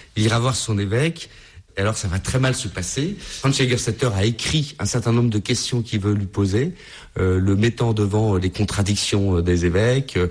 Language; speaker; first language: French; native; French